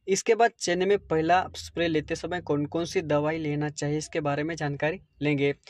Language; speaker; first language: Hindi; non-native, local second language; Marathi